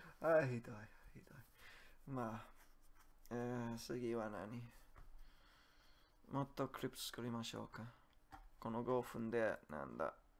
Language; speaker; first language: Japanese; non-native, learner; English